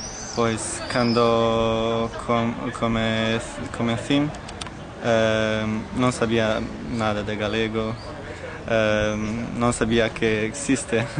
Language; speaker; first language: Galician; non-native, learner; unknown